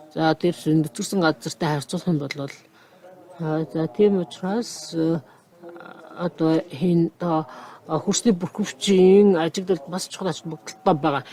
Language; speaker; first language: Mongolian; non-native, fluent; Japanese